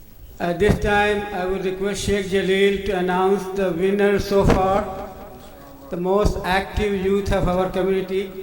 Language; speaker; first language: English; non-native, local second language; Urdu